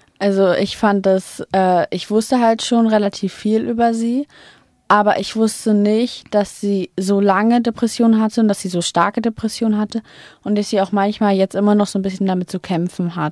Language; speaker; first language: German; native; German